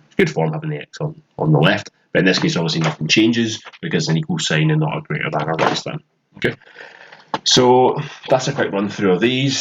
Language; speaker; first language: English; native; English